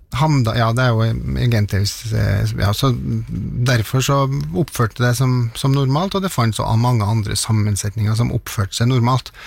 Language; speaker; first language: Norwegian; native; Norwegian